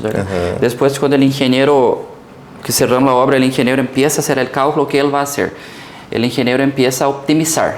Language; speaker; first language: Portuguese; early bilingual, heritage; Portuguese